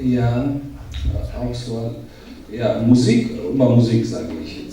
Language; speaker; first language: German; non-native, learner; Georgian